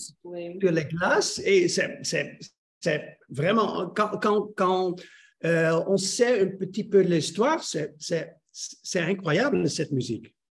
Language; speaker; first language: French; non-native, learner; Dutch